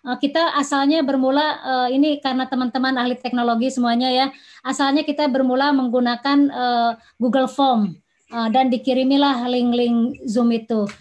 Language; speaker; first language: Indonesian; native; Indonesian